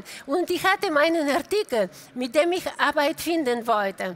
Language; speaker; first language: German; non-native, fluent; Bulgarian